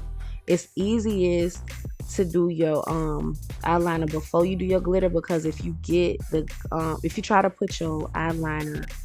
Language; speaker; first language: English; native; English